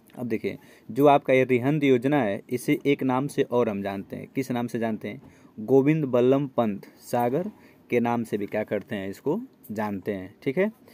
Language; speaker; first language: Hindi; native; Hindi